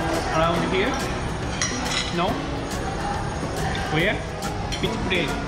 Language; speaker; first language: English; non-native, learner; Japanese